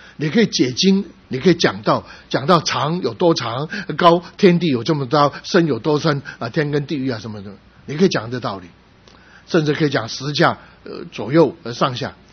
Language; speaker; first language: Chinese; non-native, local second language; Cantonese